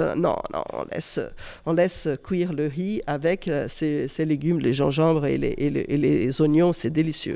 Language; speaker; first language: French; non-native, fluent; Portuguese